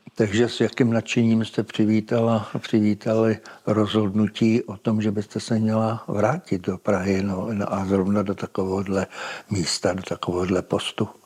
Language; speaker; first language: Czech; native; Czech